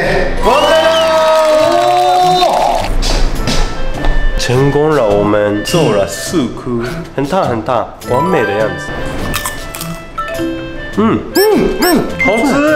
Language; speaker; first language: Chinese; non-native, fluent; Japanese